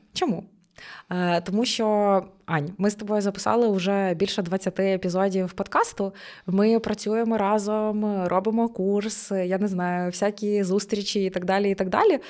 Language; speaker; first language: Ukrainian; native; Ukrainian